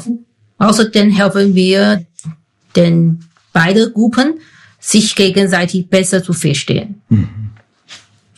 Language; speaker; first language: German; non-native, fluent; Chinese